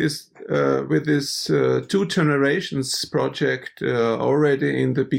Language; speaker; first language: English; non-native, fluent; German